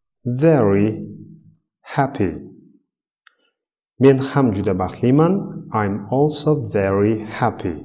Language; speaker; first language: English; non-native, fluent; Uzbek